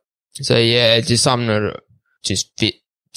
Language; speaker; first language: English; native; English